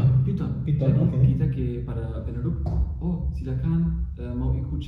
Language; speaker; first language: Indonesian; non-native, fluent; German